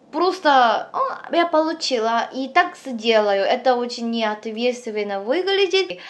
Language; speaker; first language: Russian; non-native, fluent; Korean